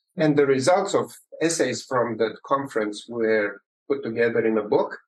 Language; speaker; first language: English; early bilingual, other home language; Romanian